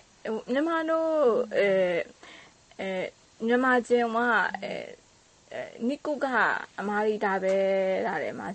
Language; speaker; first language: Japanese; non-native, learner; Burmese